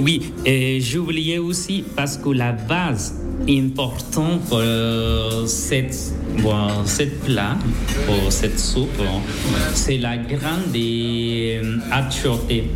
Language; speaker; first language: French; non-native, fluent; Spanish